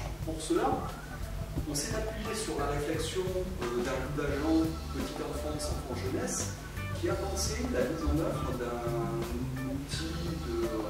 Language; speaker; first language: French; native; French